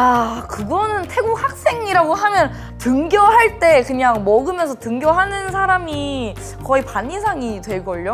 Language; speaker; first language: Korean; non-native, fluent; Thai